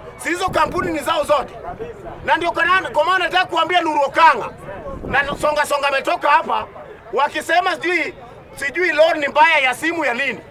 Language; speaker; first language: Swahili; native; Swahili